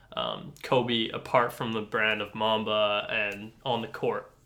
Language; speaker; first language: English; native; English